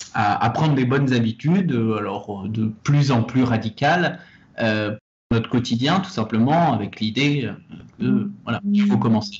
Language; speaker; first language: French; native; French